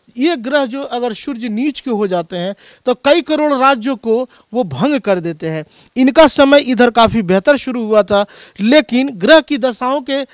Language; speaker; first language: Hindi; native; Hindi